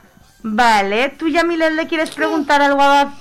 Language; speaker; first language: Spanish; native; Spanish